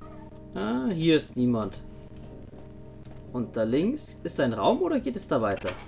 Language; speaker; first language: German; native; German